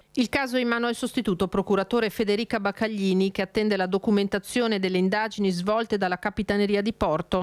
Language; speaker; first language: Italian; native; Italian